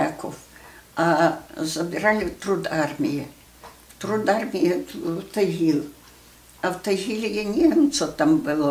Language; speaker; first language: Polish; early bilingual, heritage; Ukrainian